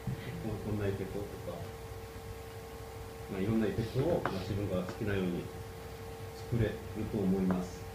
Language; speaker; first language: Japanese; non-native, fluent; Korean